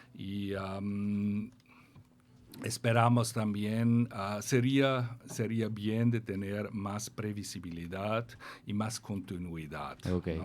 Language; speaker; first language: Spanish; non-native, fluent; German